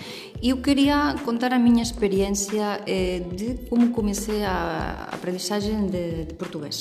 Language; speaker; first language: Portuguese; non-native, fluent; Spanish